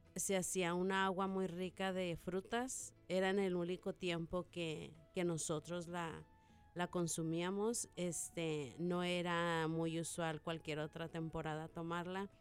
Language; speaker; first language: Spanish; native; Spanish